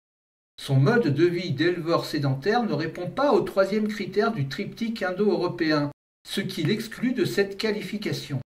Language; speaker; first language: French; native; French